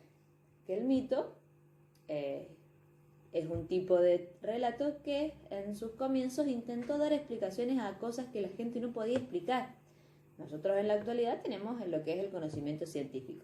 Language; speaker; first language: Spanish; native; Spanish